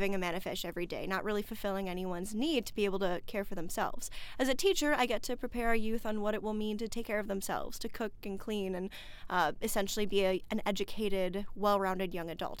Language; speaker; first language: English; native; English